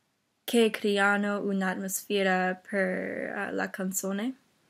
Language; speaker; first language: Italian; non-native, learner; English